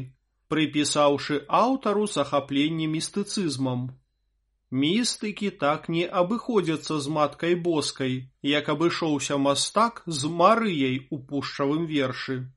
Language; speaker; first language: Belarusian; native; Belarusian